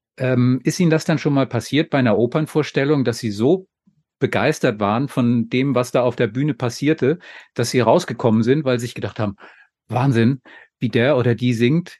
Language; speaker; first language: German; native; German